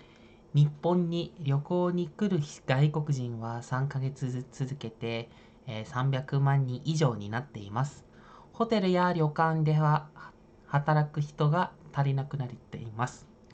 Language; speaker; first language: Japanese; non-native, fluent; Indonesian